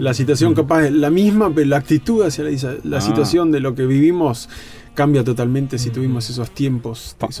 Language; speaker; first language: Spanish; native; Spanish